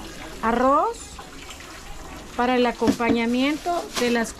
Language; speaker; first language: Spanish; native; Spanish